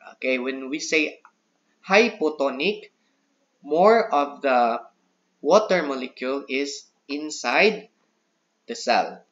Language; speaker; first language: English; non-native, local second language; Cebuano